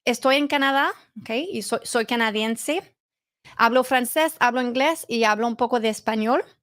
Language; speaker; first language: Spanish; non-native, learner; English